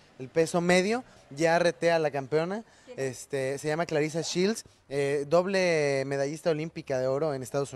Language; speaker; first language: Spanish; native; Spanish